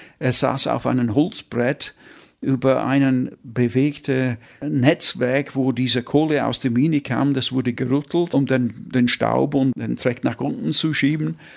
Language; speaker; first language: German; non-native, fluent; English